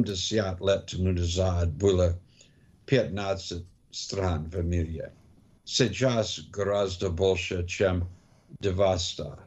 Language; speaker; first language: Russian; non-native, learner; English